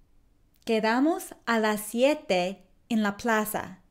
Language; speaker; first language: Spanish; non-native, fluent; English